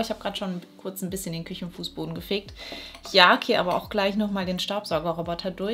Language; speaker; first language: German; native; German